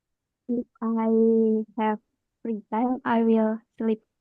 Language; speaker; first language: English; non-native, learner; Indonesian